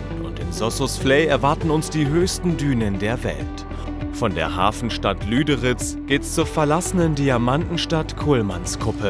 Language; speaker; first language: German; native; German